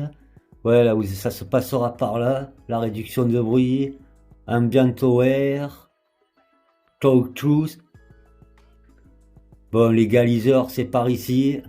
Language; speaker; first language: French; native; French